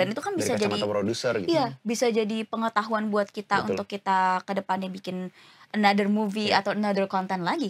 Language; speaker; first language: Indonesian; native; Indonesian